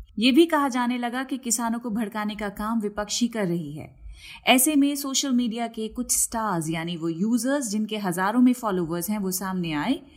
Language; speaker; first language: Hindi; native; Hindi